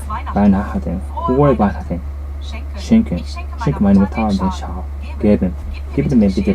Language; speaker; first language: German; non-native, learner; Japanese